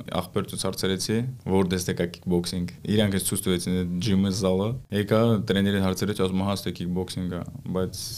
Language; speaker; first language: Armenian; early bilingual, heritage; Armenian